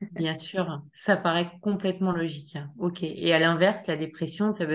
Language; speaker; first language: French; native; French